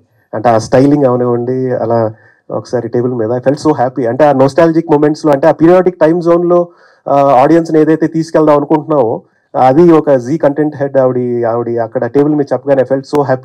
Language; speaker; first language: Telugu; native; Telugu